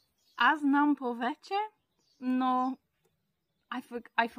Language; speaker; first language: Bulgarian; non-native, learner; English